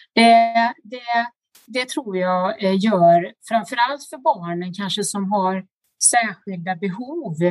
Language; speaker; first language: Swedish; native; Swedish